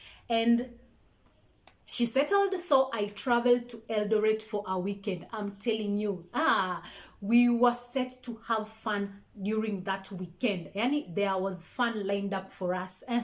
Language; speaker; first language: English; non-native, local second language; Swahili